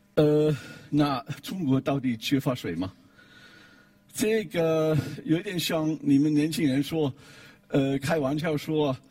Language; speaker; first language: Chinese; non-native, fluent; German